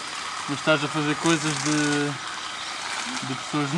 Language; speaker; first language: Portuguese; early bilingual, heritage; Portuguese